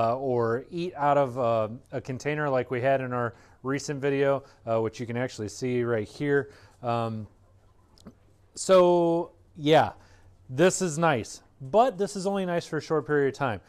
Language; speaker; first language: English; native; English